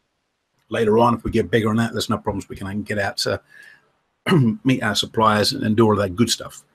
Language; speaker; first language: English; native; English